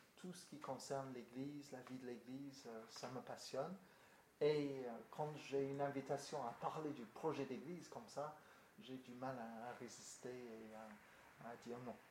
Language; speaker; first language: French; non-native, fluent; English